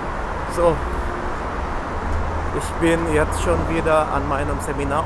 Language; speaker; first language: German; non-native, fluent; Indonesian